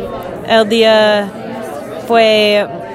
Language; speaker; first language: Spanish; non-native, learner; English